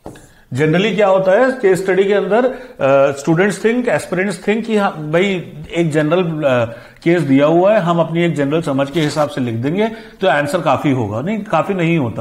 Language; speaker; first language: Hindi; native; Hindi